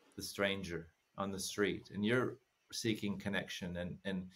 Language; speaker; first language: English; native; English